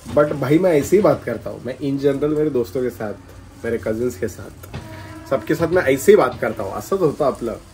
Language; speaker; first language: Hindi; non-native, local second language; Marathi